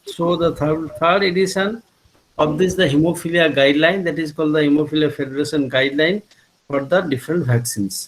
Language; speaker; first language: English; non-native, local second language; Bangla